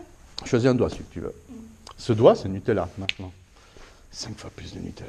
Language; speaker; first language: French; native; French